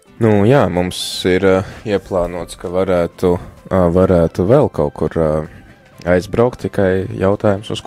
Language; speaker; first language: Latvian; native; Latvian